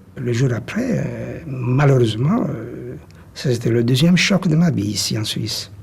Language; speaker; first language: French; non-native, fluent; Italian